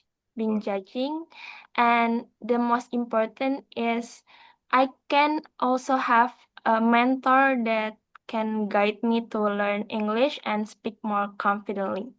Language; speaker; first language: English; non-native, learner; Indonesian